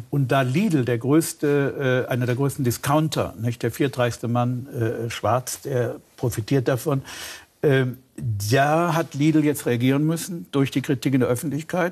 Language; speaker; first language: German; native; German